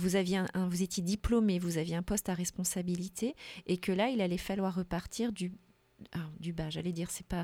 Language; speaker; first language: French; native; French